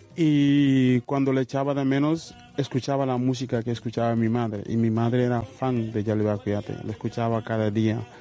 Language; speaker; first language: Spanish; non-native, fluent; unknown